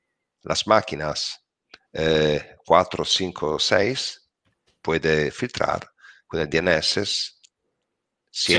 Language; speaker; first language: Spanish; non-native, learner; Italian